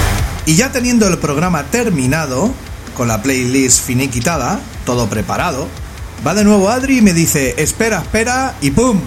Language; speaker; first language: Spanish; native; Spanish